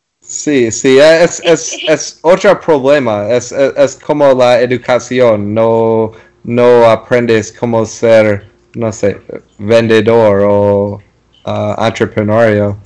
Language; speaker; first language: Spanish; non-native, learner; English